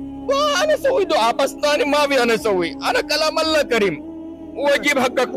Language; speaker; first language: Arabic; non-native, learner; Bangla